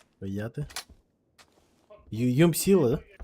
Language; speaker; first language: Russian; non-native, local second language; Yakut